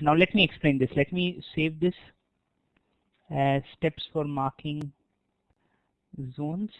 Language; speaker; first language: English; non-native, local second language; Hindi